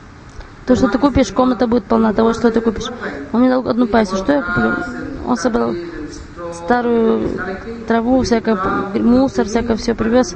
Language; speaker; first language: Russian; non-native, fluent; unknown